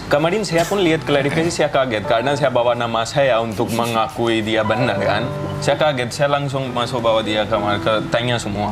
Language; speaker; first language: Indonesian; non-native, fluent; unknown